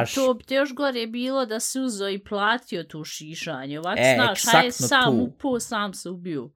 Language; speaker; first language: Bosnian; early bilingual, heritage; Bosnian